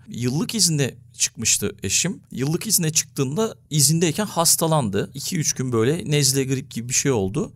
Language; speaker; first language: Turkish; early bilingual, heritage; Turkish